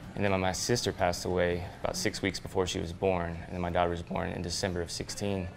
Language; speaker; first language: English; native; English